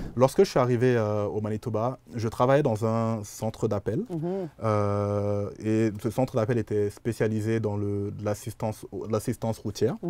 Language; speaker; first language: French; native; French